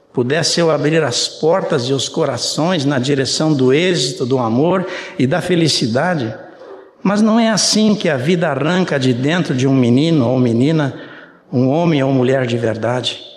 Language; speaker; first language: Portuguese; native; Portuguese